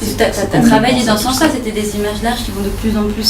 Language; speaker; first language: French; native; French